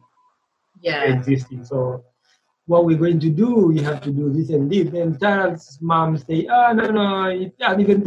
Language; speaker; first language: English; non-native, local second language; Swahili